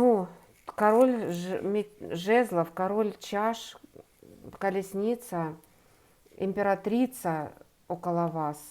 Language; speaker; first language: Russian; native; Russian